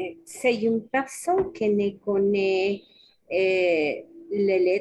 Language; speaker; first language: French; non-native, learner; Spanish